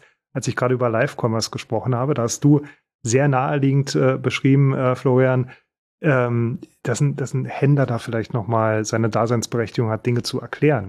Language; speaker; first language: German; native; German